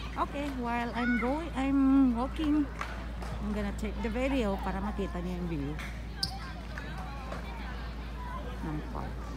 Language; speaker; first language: English; non-native, local second language; Filipino